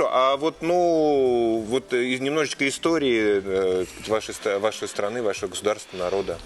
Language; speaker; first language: Russian; native; Russian